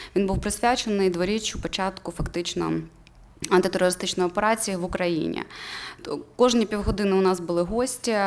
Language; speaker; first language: Ukrainian; native; Ukrainian